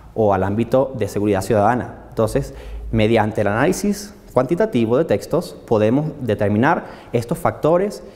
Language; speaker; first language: Spanish; native; Spanish